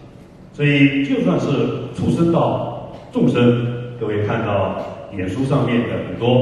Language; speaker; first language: Chinese; native; Chinese